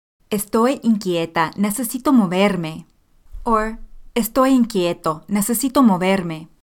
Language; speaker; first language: Spanish; non-native, fluent; English